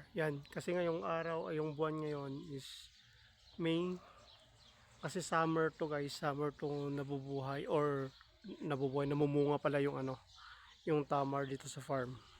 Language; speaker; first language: Filipino; non-native, local second language; Hiligaynon